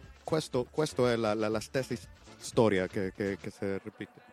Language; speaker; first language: Italian; non-native, learner; Spanish